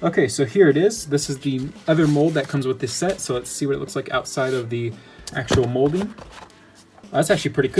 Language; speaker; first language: English; native; English